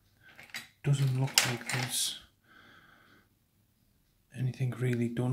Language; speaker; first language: English; native; English